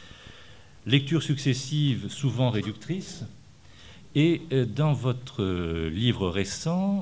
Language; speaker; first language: French; native; French